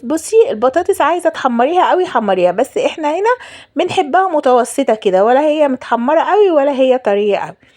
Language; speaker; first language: Arabic; native; Arabic